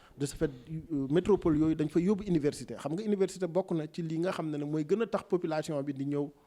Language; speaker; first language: Wolof; non-native, local second language; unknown